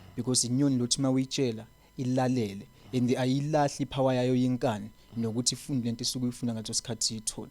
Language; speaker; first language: Zulu; non-native, local second language; Swati